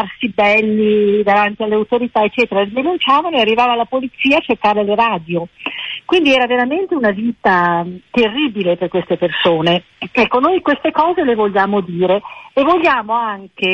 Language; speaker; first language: Italian; native; Italian